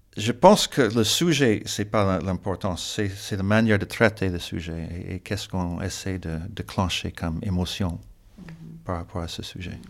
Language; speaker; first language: French; non-native, fluent; English